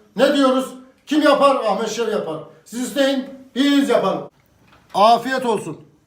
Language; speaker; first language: Turkish; native; Turkish